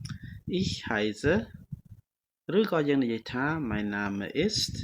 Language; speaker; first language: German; non-native, fluent; Khmer